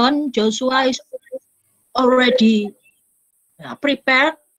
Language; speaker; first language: English; non-native, fluent; Indonesian